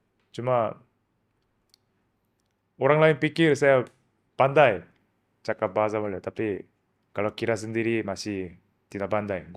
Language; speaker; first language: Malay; non-native, learner; Korean